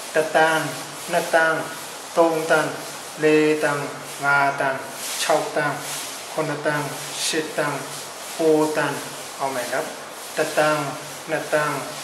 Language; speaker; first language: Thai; non-native, fluent; Burmese